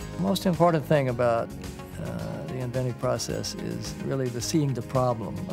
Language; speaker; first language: English; native; English